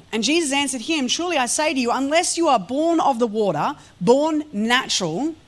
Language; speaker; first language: English; native; English